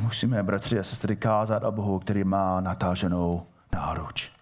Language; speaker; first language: Czech; non-native, fluent; English